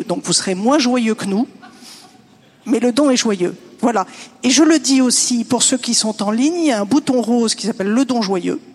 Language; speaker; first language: French; native; French